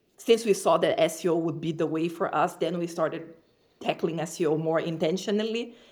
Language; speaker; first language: English; non-native, fluent; Portuguese